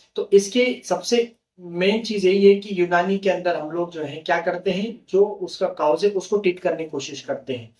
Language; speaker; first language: Hindi; native; Hindi